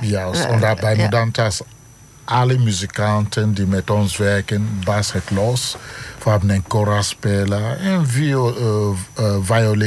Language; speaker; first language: Dutch; non-native, fluent; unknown